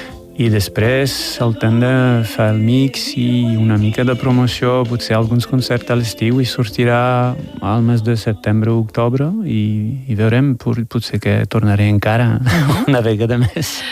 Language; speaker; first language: Catalan; non-native, fluent; French